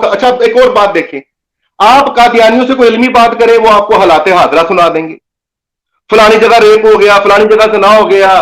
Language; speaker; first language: Urdu; non-native, local second language; Punjabi